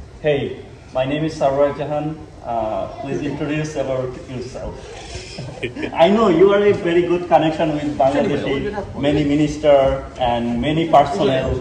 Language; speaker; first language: English; non-native, local second language; Bangla